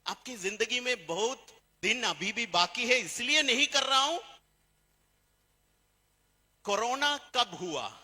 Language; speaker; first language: Hindi; non-native, fluent; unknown